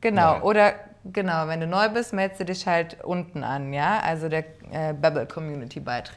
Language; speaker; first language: German; native; German